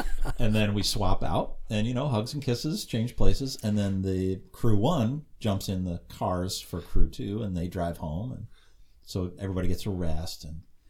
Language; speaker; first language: English; native; English